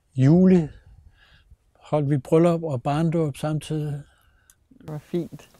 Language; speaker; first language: Danish; native; Danish